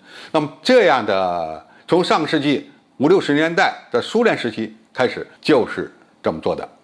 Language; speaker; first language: Chinese; native; Chinese